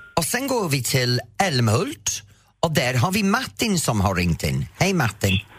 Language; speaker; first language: Swedish; non-native, fluent; English